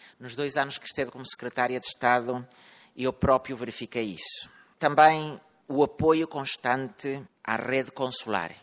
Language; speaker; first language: Portuguese; early bilingual, heritage; Portuguese